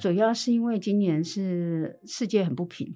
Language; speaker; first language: Chinese; native; Chinese